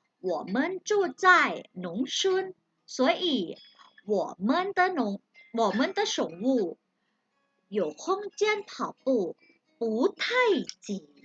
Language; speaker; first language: Chinese; non-native, fluent; Thai